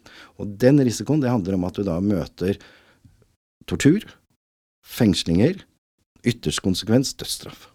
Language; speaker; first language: Norwegian; native; Norwegian